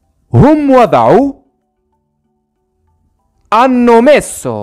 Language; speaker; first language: Italian; non-native, fluent; Arabic